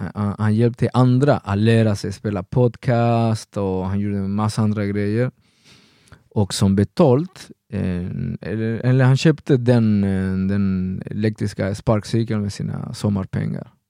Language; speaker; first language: Swedish; non-native, fluent; Spanish